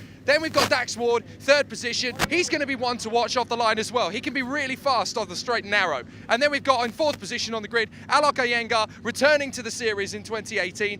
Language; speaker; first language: English; native; English